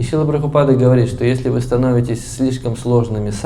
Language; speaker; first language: Russian; native; Russian